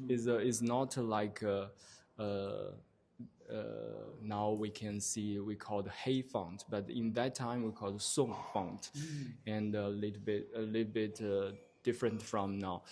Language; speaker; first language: English; non-native, learner; Chinese